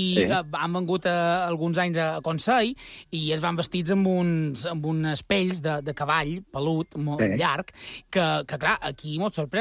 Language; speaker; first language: Catalan; native; Catalan